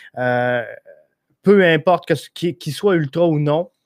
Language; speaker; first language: French; native; French